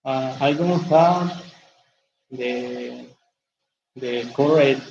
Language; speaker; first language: English; non-native, learner; Spanish